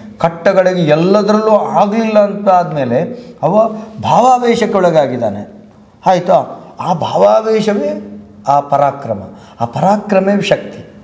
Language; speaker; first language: Kannada; non-native, local second language; Tulu